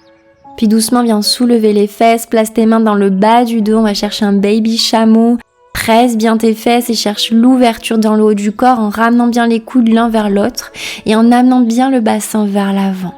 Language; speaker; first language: French; native; French